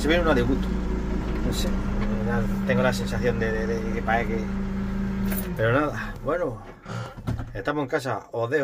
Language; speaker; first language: Spanish; native; Spanish